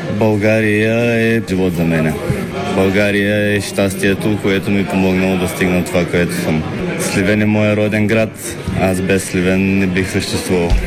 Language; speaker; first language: Bulgarian; native; Bulgarian